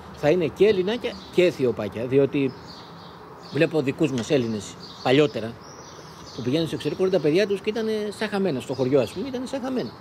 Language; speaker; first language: Greek; native; Greek